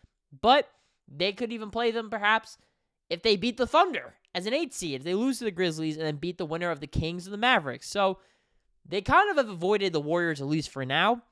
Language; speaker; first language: English; native; English